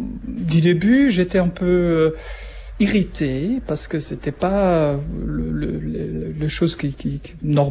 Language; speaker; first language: French; non-native, learner; German